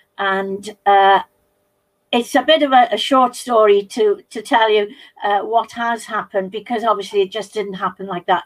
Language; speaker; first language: English; native; English